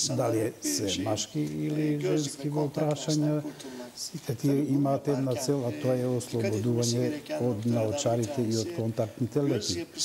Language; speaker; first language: Macedonian; non-native, local second language; Turkish